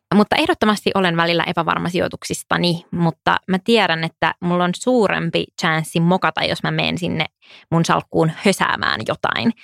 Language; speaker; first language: Finnish; non-native, local second language; Swedish